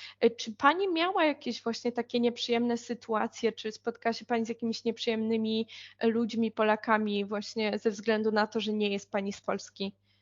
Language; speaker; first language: Polish; native; Polish